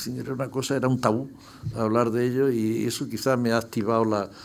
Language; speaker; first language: Spanish; native; Spanish